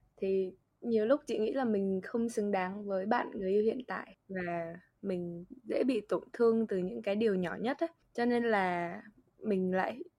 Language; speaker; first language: Vietnamese; native; Vietnamese